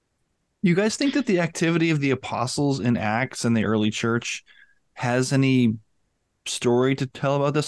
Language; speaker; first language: English; native; English